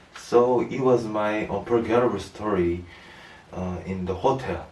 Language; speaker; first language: English; non-native, learner; Korean